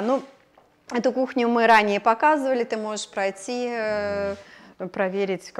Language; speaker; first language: Russian; native; Russian